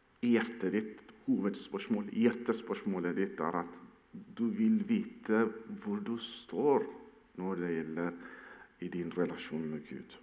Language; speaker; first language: Norwegian; non-native, fluent; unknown